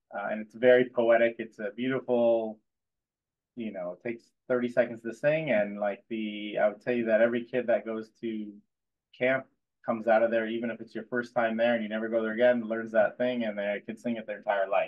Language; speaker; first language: English; native; English